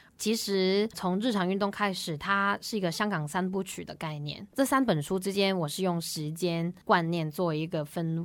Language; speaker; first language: Chinese; non-native, local second language; Cantonese